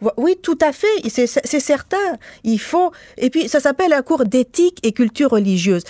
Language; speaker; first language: French; non-native, local second language; Arabic